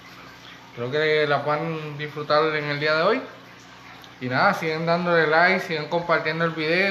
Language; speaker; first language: Spanish; native; Spanish